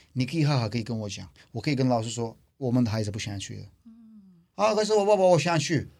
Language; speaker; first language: Chinese; non-native, fluent; Turkish